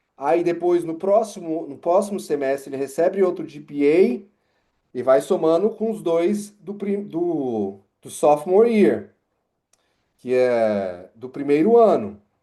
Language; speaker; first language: Portuguese; native; Portuguese